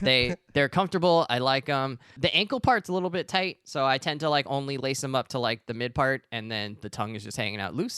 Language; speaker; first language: English; native; English